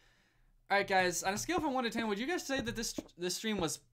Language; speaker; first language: English; native; English